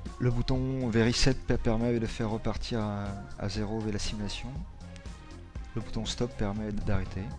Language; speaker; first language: French; native; French